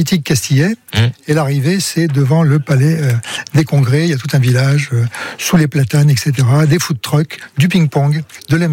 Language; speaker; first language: French; native; French